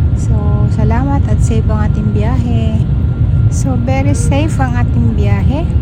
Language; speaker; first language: Filipino; non-native, local second language; Cebuano